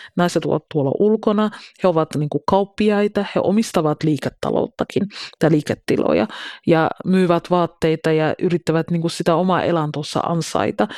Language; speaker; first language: Finnish; early bilingual, other home language; Somali